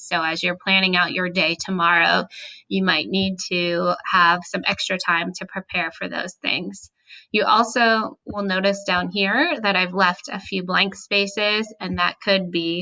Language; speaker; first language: English; native; English